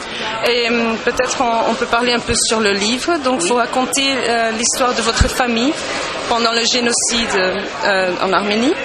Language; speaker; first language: French; non-native, local second language; Dutch